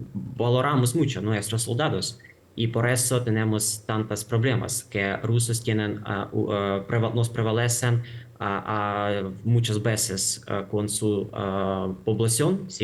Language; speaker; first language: Spanish; non-native, fluent; Ukrainian